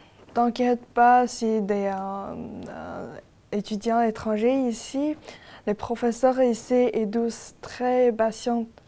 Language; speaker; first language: French; non-native, learner; Chinese